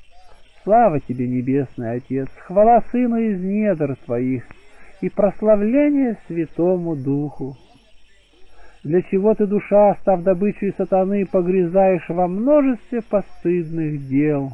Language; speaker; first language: Russian; native; Russian